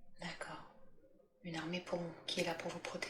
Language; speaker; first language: French; native; French